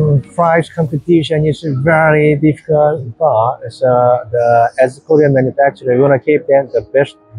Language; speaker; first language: English; non-native, learner; Korean